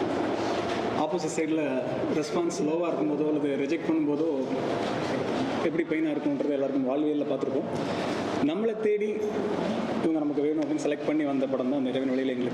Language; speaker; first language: Tamil; native; Tamil